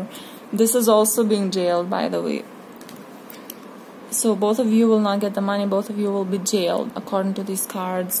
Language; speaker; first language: English; non-native, fluent; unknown